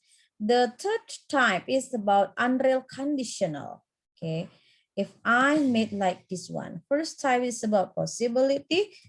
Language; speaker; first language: English; non-native, fluent; Indonesian